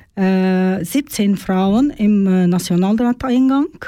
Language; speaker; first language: German; non-native, learner; Turkish